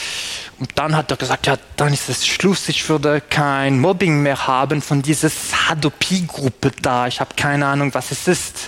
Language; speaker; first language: German; non-native, fluent; French